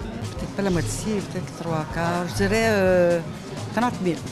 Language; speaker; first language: French; native; French